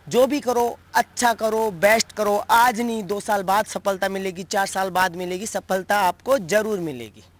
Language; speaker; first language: Hindi; native; Hindi